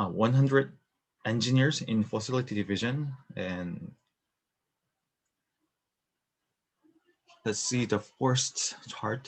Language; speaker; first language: English; non-native, learner; Korean